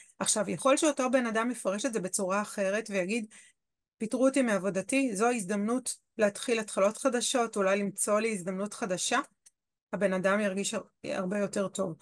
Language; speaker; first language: Hebrew; native; Hebrew